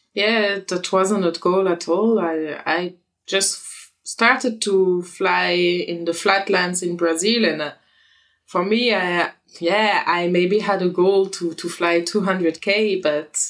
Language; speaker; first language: English; non-native, fluent; French